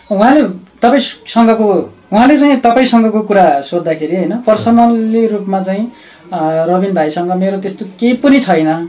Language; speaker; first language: Nepali; native; Nepali